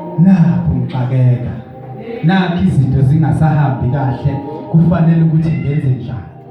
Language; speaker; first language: Zulu; native; Zulu